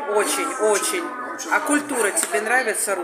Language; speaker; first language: Russian; native; Russian